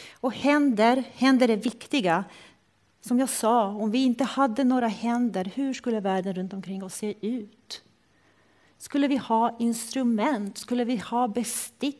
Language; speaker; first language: Swedish; non-native, fluent; Croatian